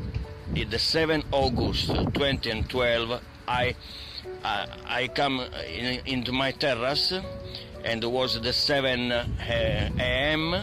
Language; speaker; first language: English; non-native, learner; Italian